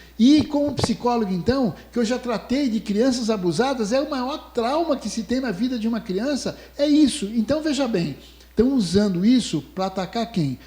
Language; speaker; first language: Portuguese; native; Portuguese